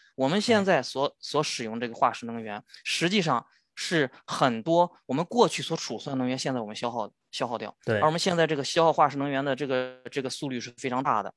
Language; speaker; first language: Chinese; native; Chinese